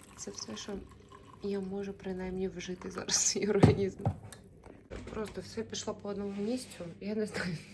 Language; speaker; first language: Ukrainian; native; Ukrainian